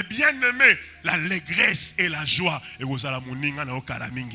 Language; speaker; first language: French; non-native, local second language; Lingala